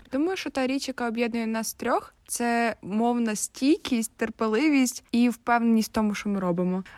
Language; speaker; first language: Ukrainian; native; Ukrainian